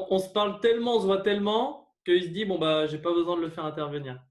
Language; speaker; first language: French; native; French